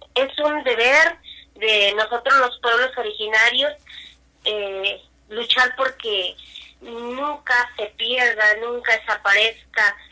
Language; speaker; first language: Spanish; non-native, local second language; Nahuatl languages